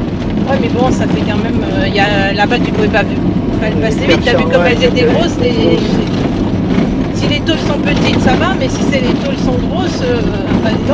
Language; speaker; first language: French; native; French